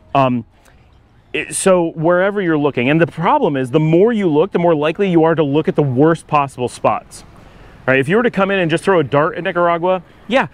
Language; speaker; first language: English; native; English